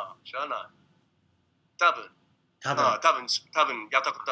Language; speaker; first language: Japanese; non-native, fluent; English